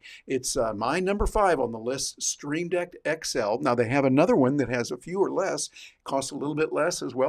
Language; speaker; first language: English; native; English